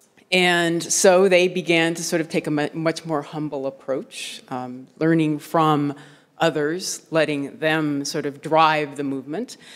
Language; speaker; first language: English; native; English